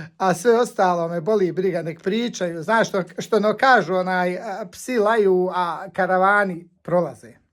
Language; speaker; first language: Bosnian; native; Bosnian